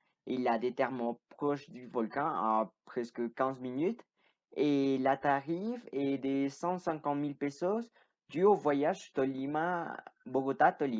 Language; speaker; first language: French; non-native, learner; Spanish